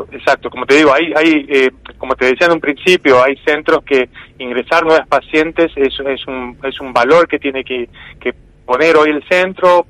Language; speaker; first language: Spanish; native; Spanish